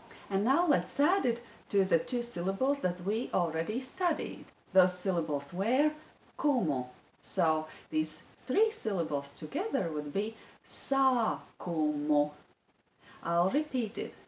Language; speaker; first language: English; non-native, fluent; Latvian